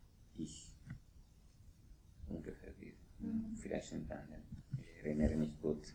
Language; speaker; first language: German; non-native, fluent; Italian